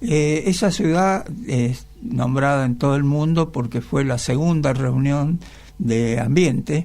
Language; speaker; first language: Spanish; native; Spanish